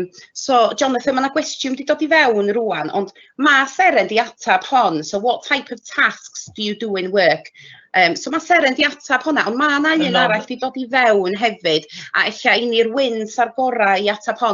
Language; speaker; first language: Welsh; native; Welsh